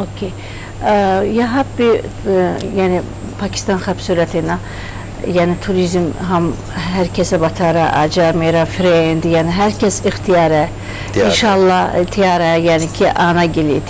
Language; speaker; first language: Hindi; non-native, learner; Turkish